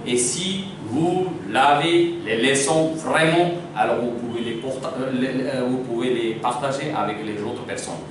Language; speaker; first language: French; non-native, fluent; Hindi